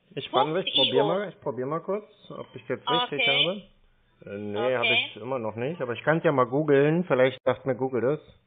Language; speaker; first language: German; native; German